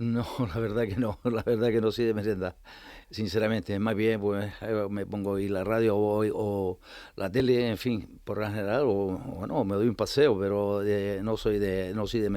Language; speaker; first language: Spanish; native; Spanish